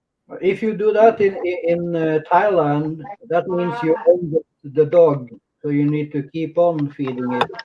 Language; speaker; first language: English; non-native, fluent; Norwegian